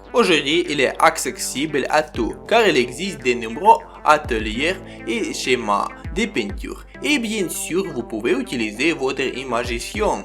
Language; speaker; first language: French; non-native, learner; Ukrainian